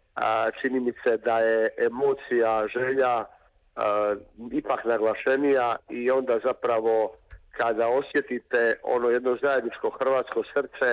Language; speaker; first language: Serbian; native; Serbian